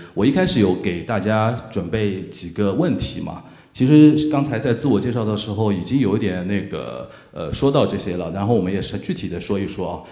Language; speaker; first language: Chinese; native; Chinese